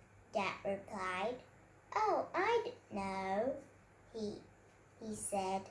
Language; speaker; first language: English; non-native, learner; Vietnamese